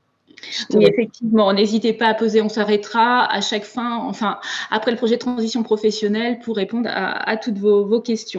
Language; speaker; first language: French; native; French